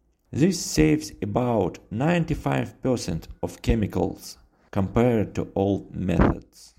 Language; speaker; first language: English; non-native, fluent; Russian